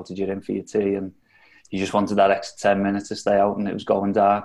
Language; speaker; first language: English; native; English